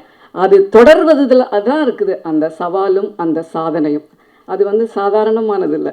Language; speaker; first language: Tamil; native; Tamil